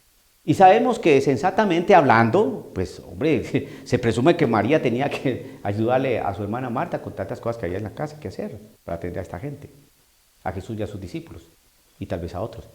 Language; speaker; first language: Spanish; native; Spanish